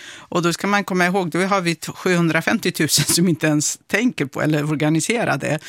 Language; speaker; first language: Swedish; early bilingual, other home language; Kurdish